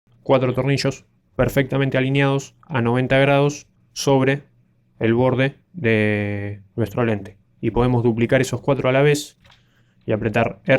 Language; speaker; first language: Spanish; native; Spanish